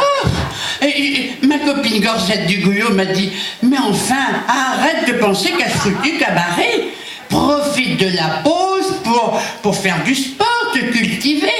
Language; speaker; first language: French; native; French